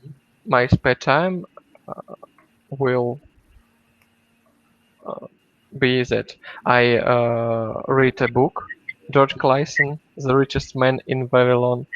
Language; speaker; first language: English; non-native, learner; Russian